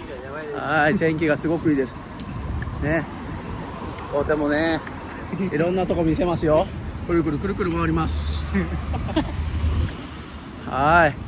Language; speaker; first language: Japanese; non-native, fluent; Nepali